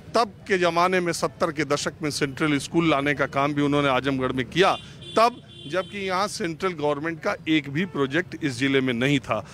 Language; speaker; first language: Hindi; native; Hindi